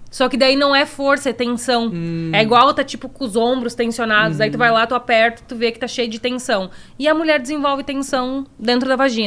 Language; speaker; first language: Portuguese; native; Portuguese